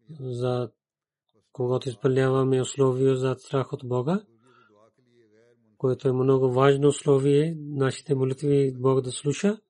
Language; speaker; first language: Bulgarian; non-native, learner; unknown